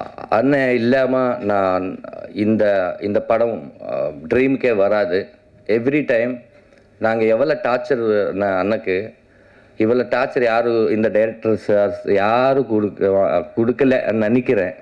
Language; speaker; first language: Tamil; non-native, learner; Telugu